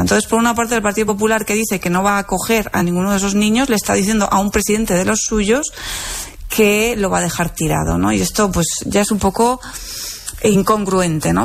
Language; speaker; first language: Spanish; native; Spanish